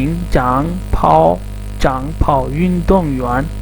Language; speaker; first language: Chinese; non-native, fluent; Urdu